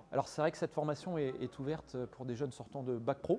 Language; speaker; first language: French; native; French